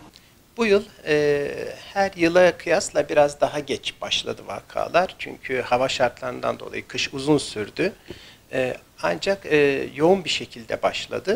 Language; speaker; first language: Turkish; native; Turkish